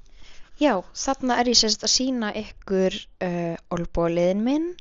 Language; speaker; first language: Icelandic; native; Icelandic